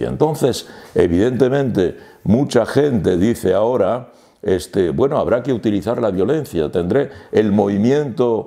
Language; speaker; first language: Spanish; native; Spanish